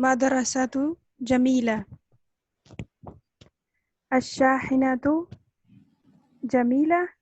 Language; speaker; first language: Arabic; non-native, learner; Urdu